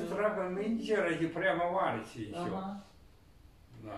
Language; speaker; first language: Russian; non-native, learner; Chinese